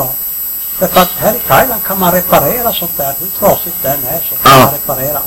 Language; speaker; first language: Swedish; native; Swedish